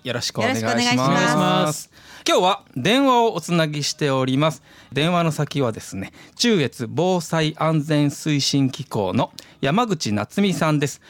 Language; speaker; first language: Japanese; native; Japanese